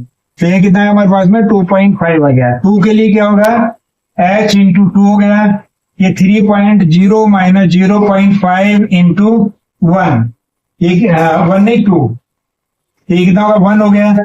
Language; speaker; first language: Hindi; native; Hindi